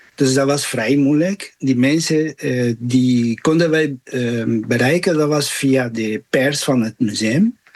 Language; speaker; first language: Dutch; non-native, fluent; Spanish